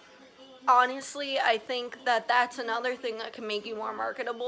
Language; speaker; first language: English; native; English